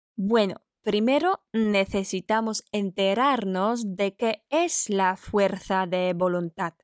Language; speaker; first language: Spanish; non-native, fluent; Polish